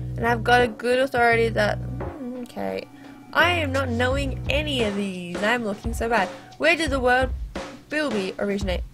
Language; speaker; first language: English; native; English